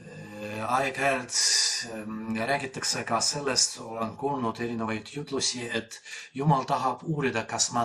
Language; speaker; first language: Estonian; non-native, fluent; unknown